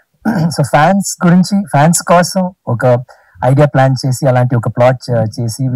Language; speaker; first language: Telugu; non-native, learner; Tamil